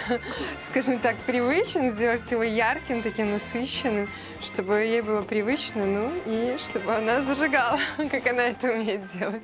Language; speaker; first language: Russian; native; Russian